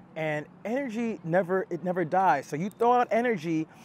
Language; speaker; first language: English; native; English